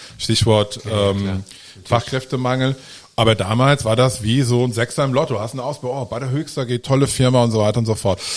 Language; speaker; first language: German; early bilingual, other home language; Italian